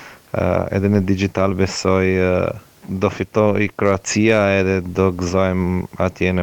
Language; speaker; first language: Albanian; non-native, learner; Croatian